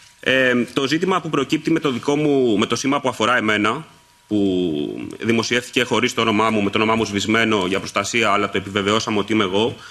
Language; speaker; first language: Greek; native; Greek